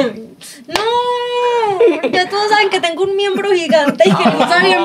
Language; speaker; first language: Spanish; native; Spanish